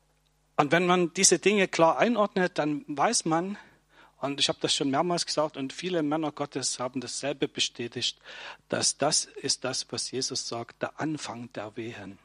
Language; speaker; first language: German; native; German